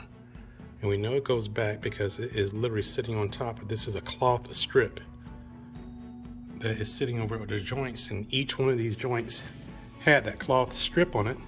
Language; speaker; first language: English; native; English